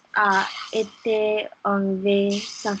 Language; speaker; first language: French; non-native, learner; English